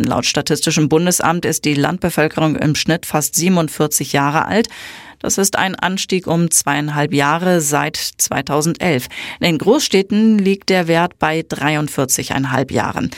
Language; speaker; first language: German; native; German